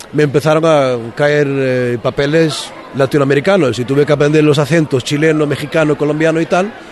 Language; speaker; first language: Spanish; early bilingual, heritage; Spanish